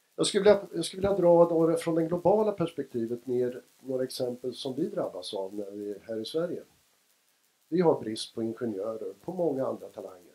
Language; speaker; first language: Swedish; native; Swedish